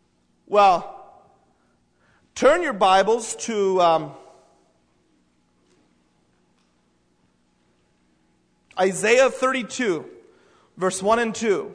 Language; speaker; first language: English; native; English